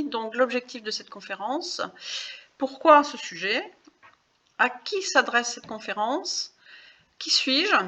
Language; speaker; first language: French; native; French